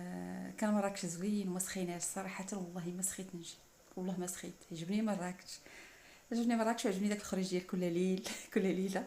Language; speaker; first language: Arabic; native; Arabic